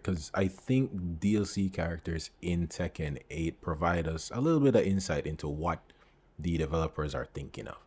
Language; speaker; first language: English; native; English